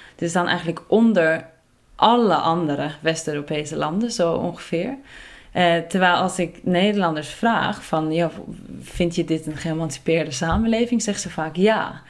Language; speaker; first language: Dutch; non-native, fluent; Norwegian